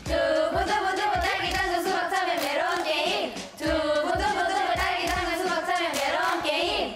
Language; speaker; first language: Korean; native; Korean